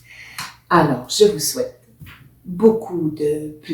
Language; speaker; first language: French; native; French